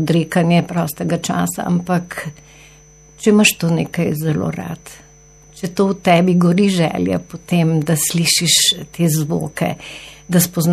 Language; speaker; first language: Slovenian; native; Slovenian